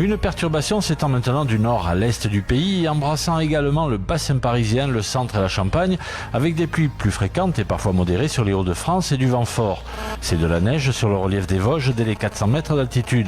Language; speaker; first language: French; native; French